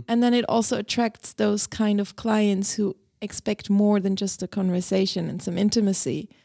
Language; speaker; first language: English; non-native, fluent; German